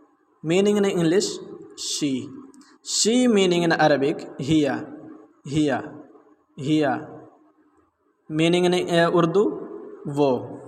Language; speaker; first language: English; non-native, learner; Urdu